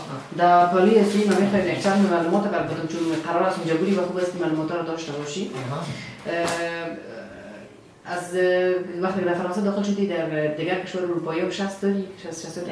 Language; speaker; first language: Persian; native; Persian